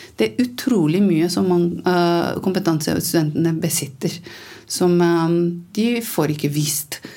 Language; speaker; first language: Norwegian; non-native, fluent; Romanian